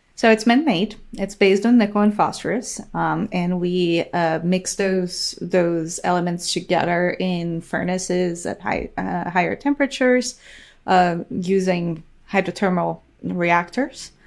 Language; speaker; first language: English; non-native, fluent; Portuguese